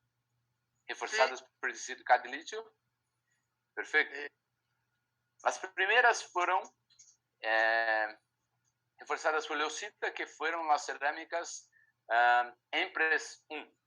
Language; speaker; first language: Spanish; non-native, fluent; Portuguese